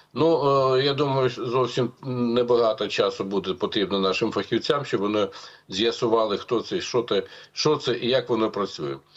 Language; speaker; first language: Ukrainian; non-native, local second language; Russian